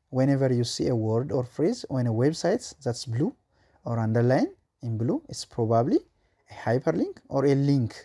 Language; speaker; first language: English; non-native, local second language; Amharic